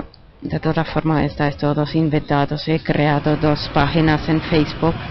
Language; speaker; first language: Spanish; non-native, fluent; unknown